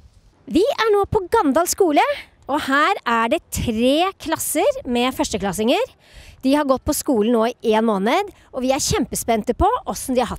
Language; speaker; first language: Norwegian; native; Norwegian